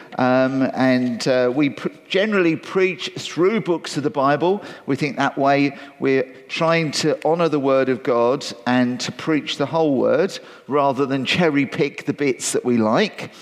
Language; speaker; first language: English; native; English